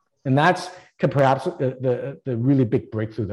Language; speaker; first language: English; non-native, local second language; Cantonese